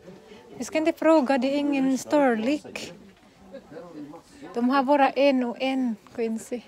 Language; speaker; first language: Swedish; non-native, learner; Cebuano